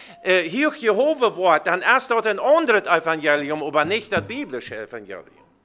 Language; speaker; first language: German; early bilingual, heritage; Plautdietsch